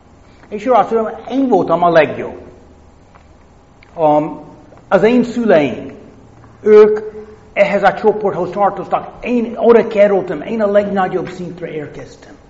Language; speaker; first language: Hungarian; non-native, fluent; English